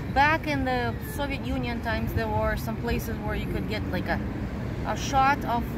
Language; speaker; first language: English; non-native, fluent; Russian